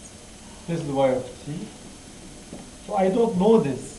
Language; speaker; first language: English; non-native, fluent; Turkish